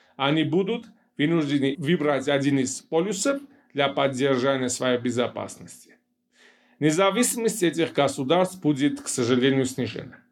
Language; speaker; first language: Russian; non-native, local second language; Armenian